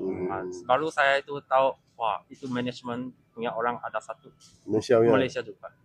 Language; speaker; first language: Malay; non-native, local second language; Chinese